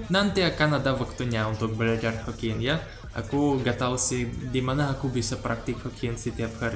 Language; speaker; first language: Indonesian; non-native, learner; Russian